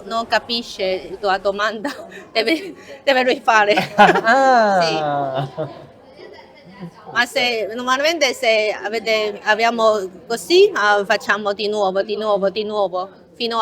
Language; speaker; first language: Italian; non-native, learner; Chinese